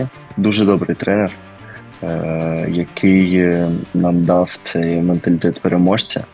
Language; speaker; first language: Ukrainian; early bilingual, heritage; Ukrainian